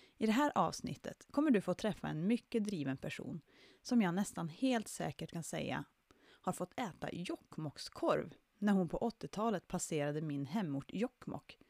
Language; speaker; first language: Swedish; native; Swedish